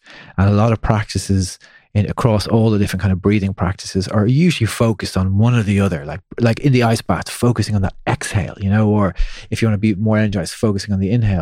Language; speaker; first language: English; native; English